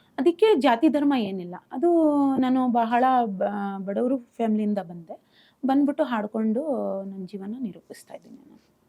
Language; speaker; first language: Kannada; non-native, local second language; Urdu